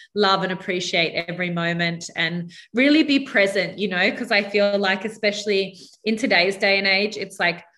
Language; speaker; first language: English; native; English